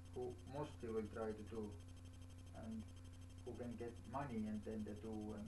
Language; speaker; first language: English; non-native, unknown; Estonian